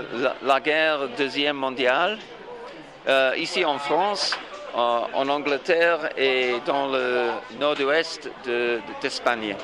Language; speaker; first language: French; non-native, fluent; English